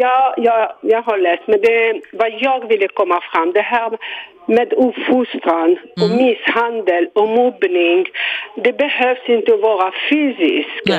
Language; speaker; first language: Swedish; non-native, fluent; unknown